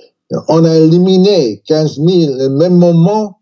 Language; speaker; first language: French; non-native, learner; English